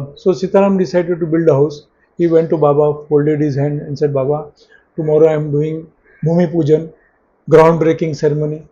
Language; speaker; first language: English; non-native, local second language; Marathi